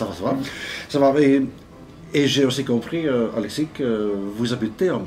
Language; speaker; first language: French; non-native, local second language; Dutch